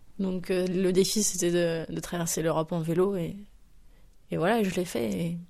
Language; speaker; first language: French; native; French